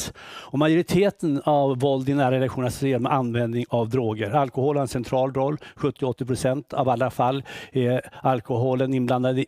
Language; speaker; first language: Swedish; native; Swedish